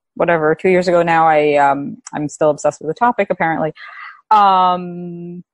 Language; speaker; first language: English; native; English